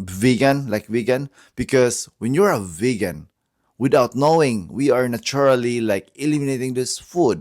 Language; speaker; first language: English; non-native, fluent; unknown